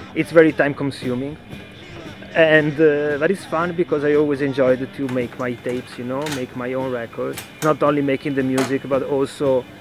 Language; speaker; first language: English; non-native, fluent; Italian